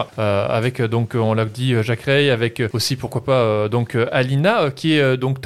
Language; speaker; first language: French; native; French